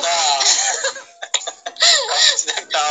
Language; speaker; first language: Indonesian; non-native, learner; Turkish